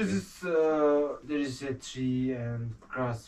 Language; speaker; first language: English; non-native, learner; Mongolian